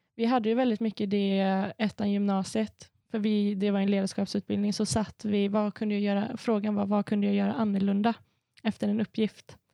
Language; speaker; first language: Swedish; native; Swedish